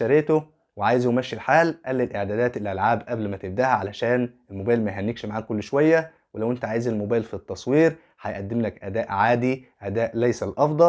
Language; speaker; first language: Arabic; native; Arabic